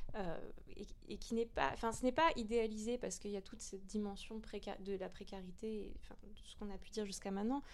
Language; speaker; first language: French; native; French